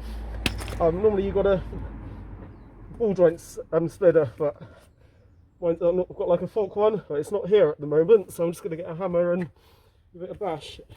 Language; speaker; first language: English; native; English